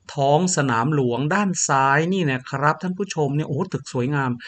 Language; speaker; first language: Thai; native; Thai